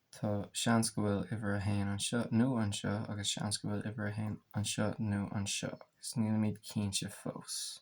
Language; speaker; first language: Irish; non-native, local second language; English